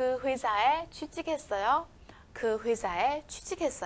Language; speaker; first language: Korean; non-native, fluent; Chinese